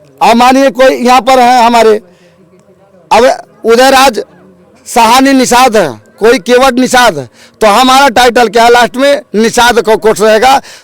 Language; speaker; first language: Hindi; non-native, local second language; Bhojpuri